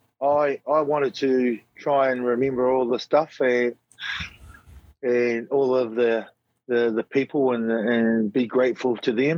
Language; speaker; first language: English; native; English